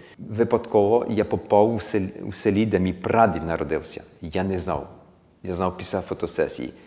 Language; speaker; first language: Ukrainian; early bilingual, heritage; Ukrainian